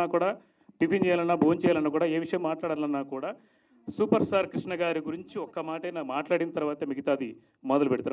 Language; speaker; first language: Telugu; native; Telugu